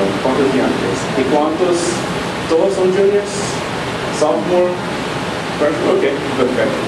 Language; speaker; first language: Spanish; non-native, fluent; English